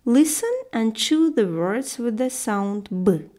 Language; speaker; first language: English; non-native, fluent; Azerbaijani